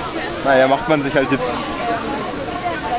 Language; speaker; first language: German; native; German